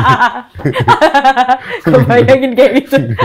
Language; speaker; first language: Indonesian; native; Indonesian